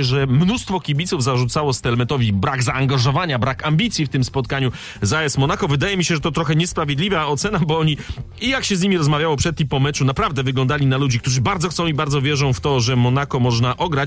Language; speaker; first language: Polish; native; Polish